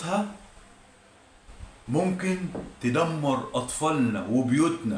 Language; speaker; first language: Arabic; native; Arabic